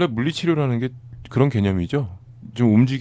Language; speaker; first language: Korean; native; Korean